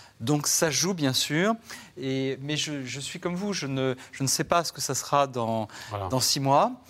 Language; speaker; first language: French; native; French